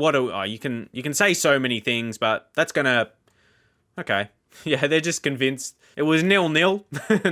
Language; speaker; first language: English; native; English